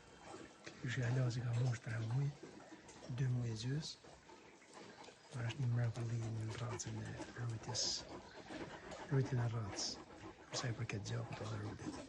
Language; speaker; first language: Albanian; native; Albanian